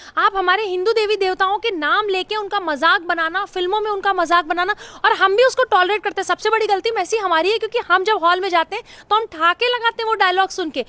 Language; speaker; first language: Hindi; native; Hindi